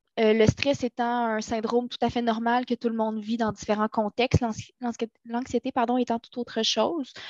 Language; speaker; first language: French; native; French